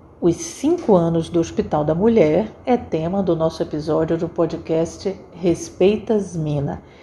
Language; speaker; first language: Portuguese; native; Portuguese